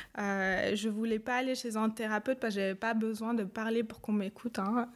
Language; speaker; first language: French; native; French